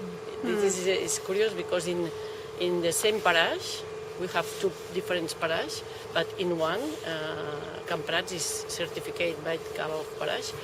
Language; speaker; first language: English; non-native, learner; Catalan